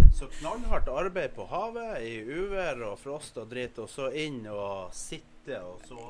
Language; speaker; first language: Norwegian; native; Norwegian